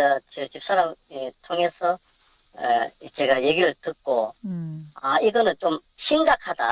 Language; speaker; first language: Korean; native; Korean